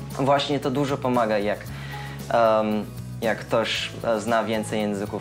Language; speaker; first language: Polish; early bilingual, heritage; Polish